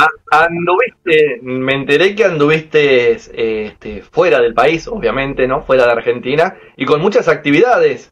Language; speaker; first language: Spanish; native; Spanish